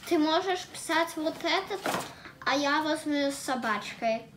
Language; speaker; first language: Russian; early bilingual, heritage; Russian